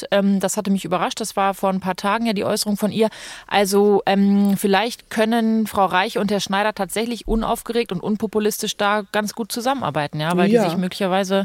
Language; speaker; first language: German; native; German